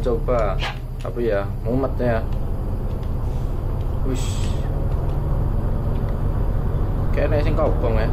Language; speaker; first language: Indonesian; native; Indonesian